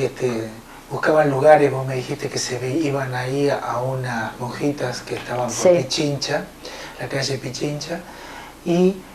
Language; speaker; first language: Spanish; native; Spanish